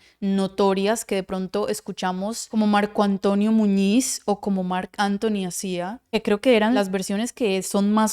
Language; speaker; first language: Spanish; native; Spanish